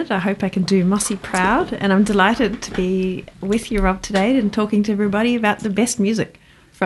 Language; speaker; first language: English; native; English